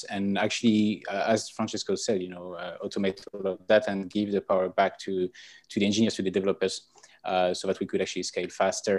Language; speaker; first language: English; non-native, fluent; French